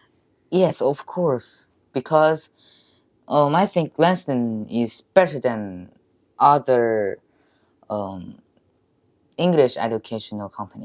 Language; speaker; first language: English; non-native, learner; Chinese